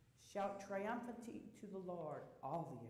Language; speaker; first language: English; native; English